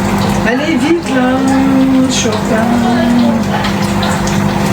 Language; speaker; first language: French; native; French